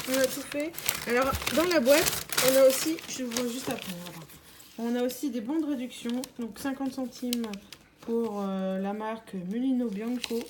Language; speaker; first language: French; native; French